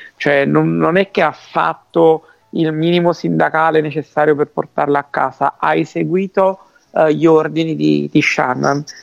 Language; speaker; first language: Italian; native; Italian